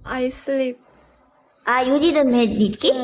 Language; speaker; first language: English; non-native, learner; Thai